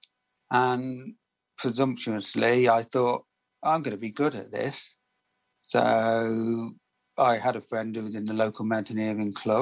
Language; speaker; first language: English; native; English